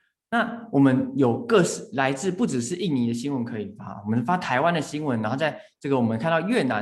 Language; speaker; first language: Chinese; native; Chinese